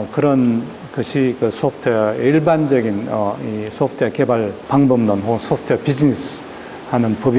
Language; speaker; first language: Korean; native; Korean